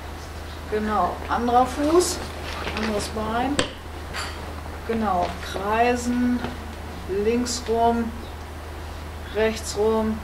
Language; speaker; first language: German; native; German